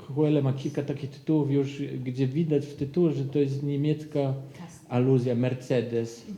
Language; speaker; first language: Polish; non-native, fluent; German